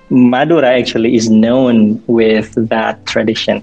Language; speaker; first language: English; non-native, fluent; Indonesian